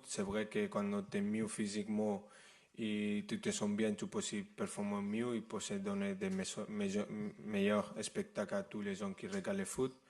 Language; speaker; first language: French; non-native, fluent; Spanish